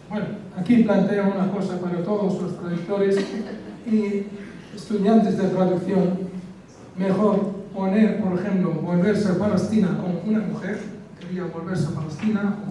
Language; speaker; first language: Spanish; non-native, fluent; Arabic